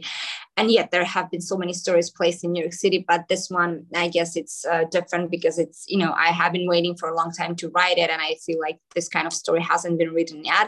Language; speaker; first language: English; non-native, fluent; Macedonian